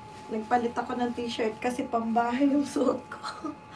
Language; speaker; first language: Filipino; non-native, local second language; Cebuano